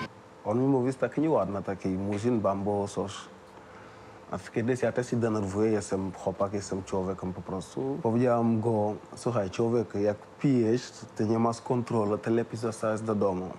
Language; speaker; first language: Polish; non-native, learner; Wolof